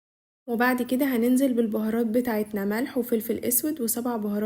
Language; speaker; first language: Arabic; native; Arabic